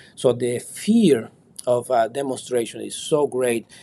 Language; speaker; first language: English; non-native, fluent; Spanish